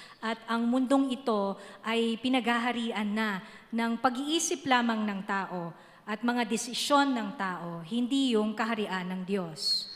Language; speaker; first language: Filipino; native; Filipino